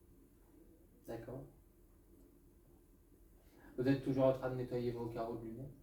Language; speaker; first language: French; native; French